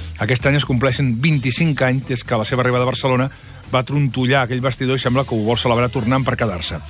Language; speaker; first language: Catalan; native; Catalan